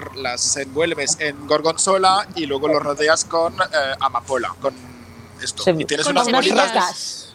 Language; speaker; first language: Spanish; non-native, fluent; French